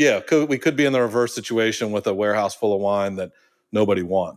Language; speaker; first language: English; native; English